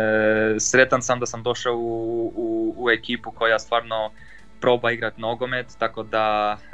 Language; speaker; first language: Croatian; non-native, fluent; Polish